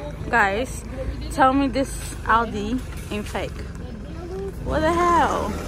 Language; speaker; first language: English; early bilingual, other home language; Portuguese